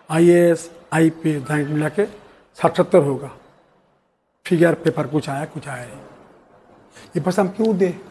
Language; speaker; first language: Hindi; non-native, local second language; Bangla